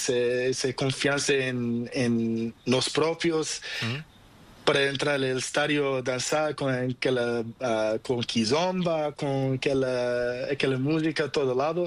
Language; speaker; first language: Spanish; non-native, learner; Portuguese